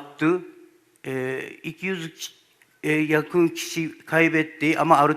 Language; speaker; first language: Turkish; non-native, learner; Japanese